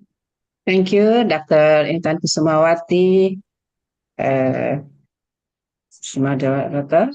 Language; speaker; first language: English; non-native, learner; Indonesian